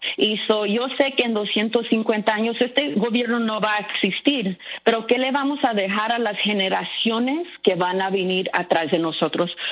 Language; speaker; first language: Spanish; early bilingual, heritage; Spanish